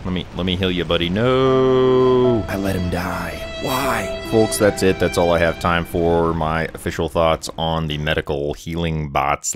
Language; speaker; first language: English; native; English